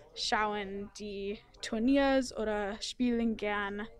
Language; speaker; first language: German; non-native, fluent; English